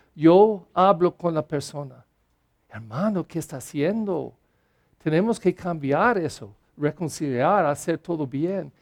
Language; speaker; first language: Spanish; non-native, fluent; English